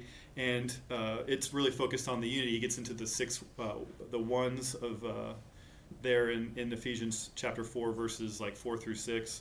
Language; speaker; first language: English; native; English